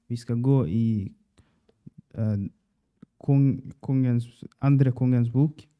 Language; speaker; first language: Norwegian; non-native, learner; Swahili